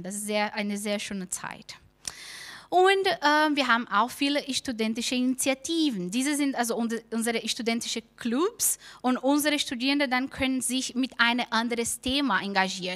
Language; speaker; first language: German; non-native, fluent; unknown